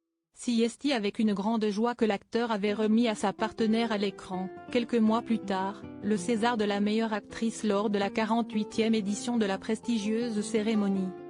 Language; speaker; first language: French; native; French